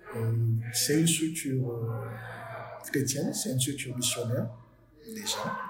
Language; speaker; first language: French; non-native, local second language; Haitian Creole